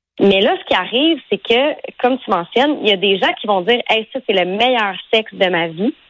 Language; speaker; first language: French; native; French